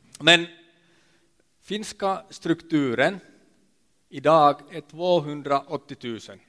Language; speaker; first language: Swedish; non-native, local second language; Finnish